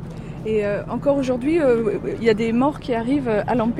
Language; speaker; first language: French; native; French